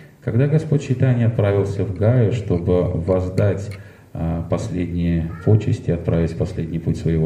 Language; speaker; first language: Russian; native; Russian